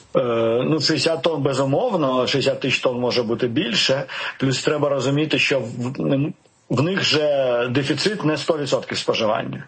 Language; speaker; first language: Ukrainian; native; Ukrainian